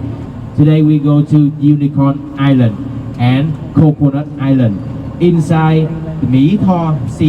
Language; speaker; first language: English; non-native, learner; Vietnamese